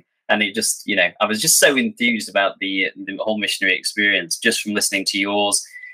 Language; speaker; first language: English; native; English